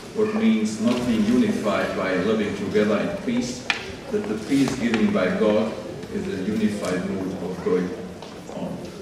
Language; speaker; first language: English; non-native, fluent; German